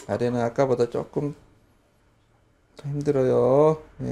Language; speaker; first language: Korean; native; Korean